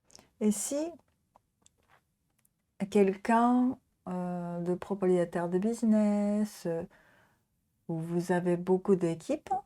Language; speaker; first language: French; non-native, learner; Japanese